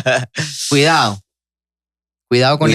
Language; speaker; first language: Spanish; native; Spanish